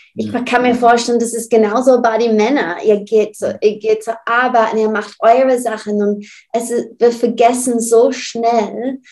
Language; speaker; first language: German; non-native, fluent; English